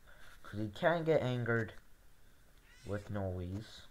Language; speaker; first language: English; native; English